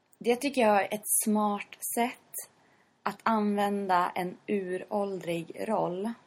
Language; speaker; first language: Swedish; native; Swedish